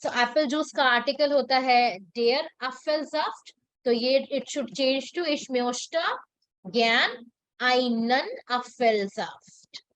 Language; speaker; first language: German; non-native, fluent; Hindi